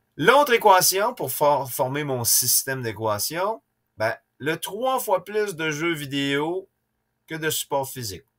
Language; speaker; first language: French; native; French